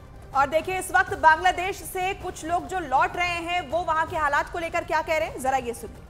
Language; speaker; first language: Hindi; native; Hindi